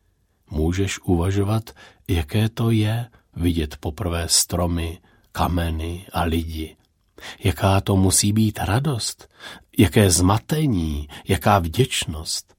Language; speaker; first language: Czech; native; Czech